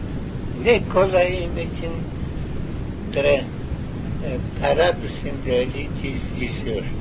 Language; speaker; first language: Greek; non-native, learner; Russian